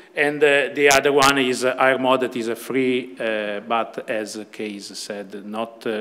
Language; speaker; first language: English; non-native, fluent; Italian